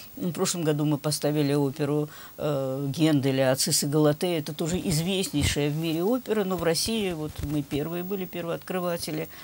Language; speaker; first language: Russian; native; Russian